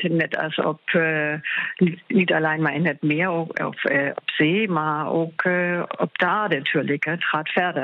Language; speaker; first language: Dutch; non-native, fluent; German